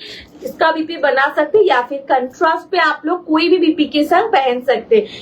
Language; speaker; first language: Hindi; non-native, local second language; Bangla